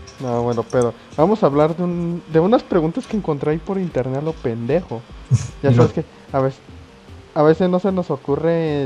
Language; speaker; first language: Spanish; native; Spanish